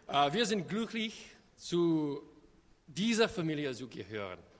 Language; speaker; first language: German; non-native, learner; English